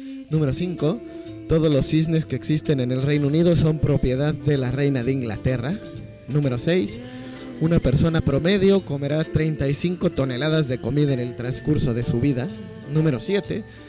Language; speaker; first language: Spanish; native; Spanish